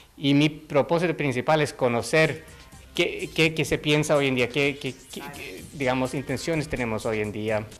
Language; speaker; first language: Spanish; non-native, fluent; Finnish